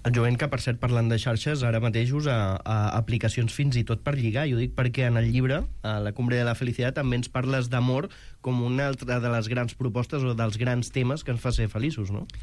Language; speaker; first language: Catalan; native; Catalan